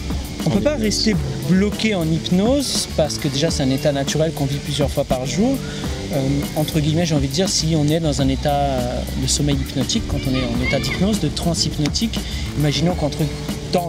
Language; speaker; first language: French; native; French